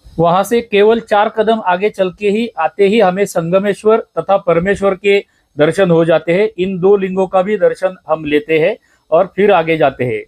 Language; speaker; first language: Hindi; non-native, local second language; Marathi